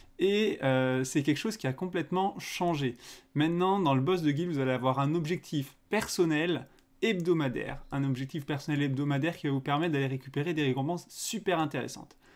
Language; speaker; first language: French; native; French